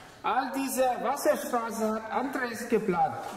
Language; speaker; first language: German; non-native, fluent; Vietnamese